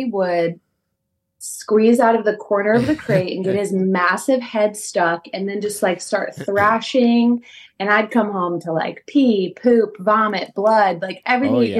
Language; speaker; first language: English; native; English